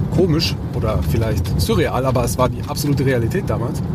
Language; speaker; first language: German; early bilingual, other home language; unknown